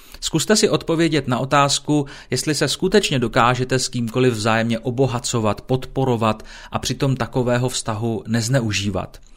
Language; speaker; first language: Czech; native; Czech